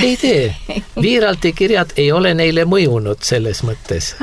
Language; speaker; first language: Estonian; native; Estonian